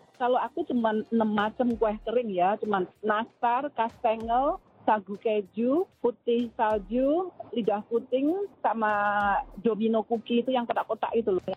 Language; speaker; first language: Indonesian; native; Indonesian